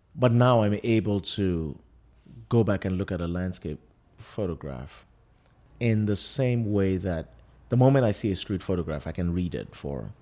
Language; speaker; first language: English; non-native, local second language; Yoruba